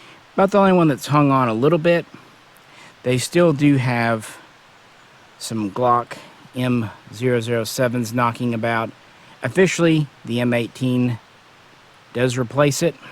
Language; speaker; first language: English; native; English